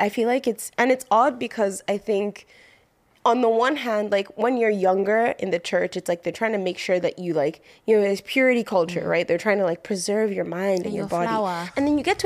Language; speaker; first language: English; non-native, local second language; Yoruba